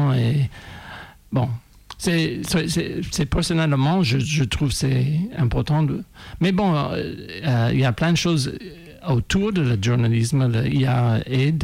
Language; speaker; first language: French; non-native, fluent; English